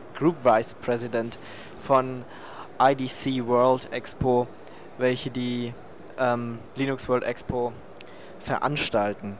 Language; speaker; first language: German; native; German